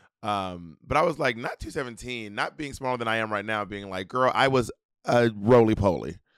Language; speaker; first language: English; native; English